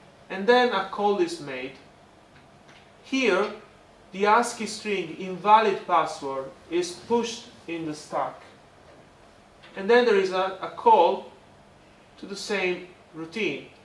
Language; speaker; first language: English; non-native, fluent; Italian